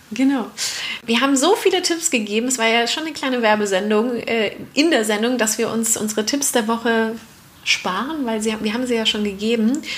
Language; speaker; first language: German; native; German